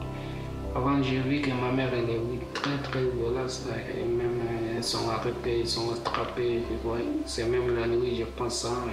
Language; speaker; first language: French; non-native, learner; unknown